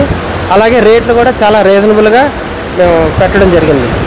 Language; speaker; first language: Telugu; native; Telugu